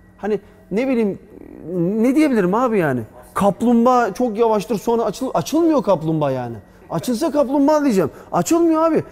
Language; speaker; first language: Turkish; early bilingual, heritage; Turkish